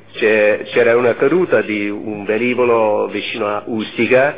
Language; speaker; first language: Italian; non-native, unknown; English